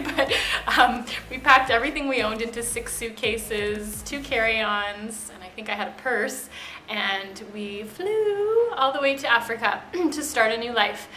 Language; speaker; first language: English; native; English